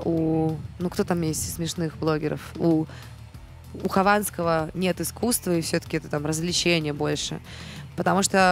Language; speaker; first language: Russian; native; Russian